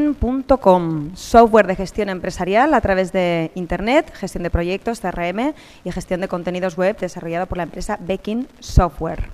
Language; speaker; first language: Spanish; native; Spanish